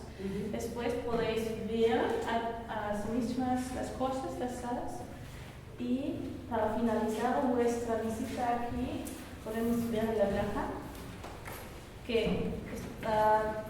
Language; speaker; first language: Spanish; non-native, learner; German